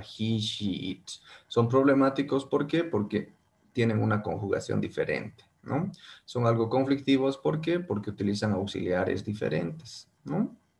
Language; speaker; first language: Spanish; native; Spanish